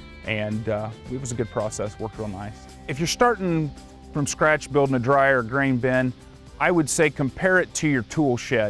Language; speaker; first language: English; native; English